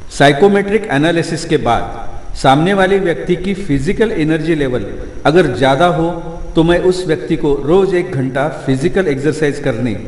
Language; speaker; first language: Hindi; non-native, local second language; Marathi